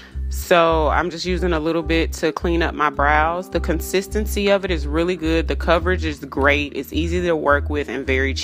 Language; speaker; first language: English; native; English